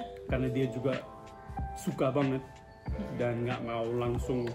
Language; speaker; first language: Indonesian; non-native, fluent; English